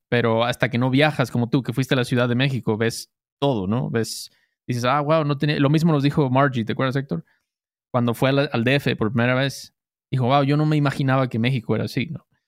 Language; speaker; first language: Spanish; native; Spanish